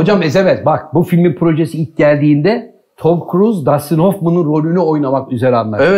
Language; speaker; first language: Turkish; native; Turkish